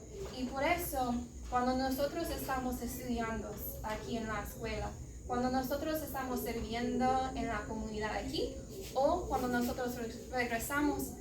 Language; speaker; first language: Spanish; non-native, learner; English